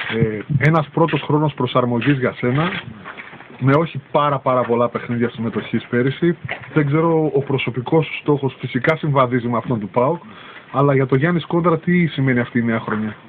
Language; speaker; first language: Greek; native; Greek